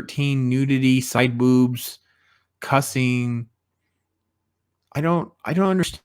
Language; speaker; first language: English; native; English